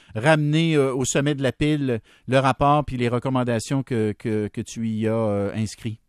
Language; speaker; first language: French; native; French